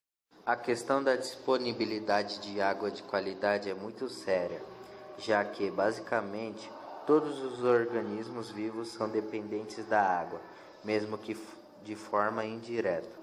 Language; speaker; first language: Portuguese; native; Portuguese